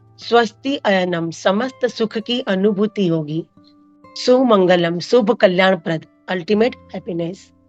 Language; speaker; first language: Hindi; non-native, local second language; Marathi